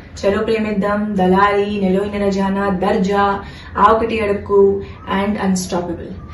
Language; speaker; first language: Telugu; non-native, fluent; Hindi